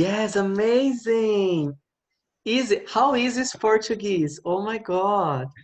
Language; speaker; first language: English; non-native, fluent; Portuguese